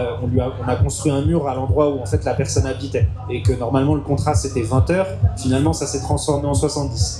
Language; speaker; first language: French; native; French